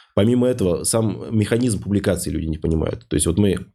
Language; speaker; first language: Russian; native; Russian